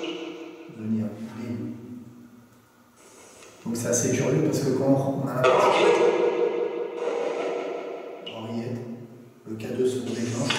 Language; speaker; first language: French; native; French